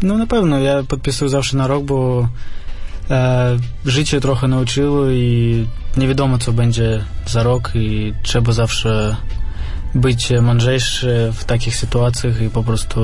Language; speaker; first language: Polish; non-native, fluent; Russian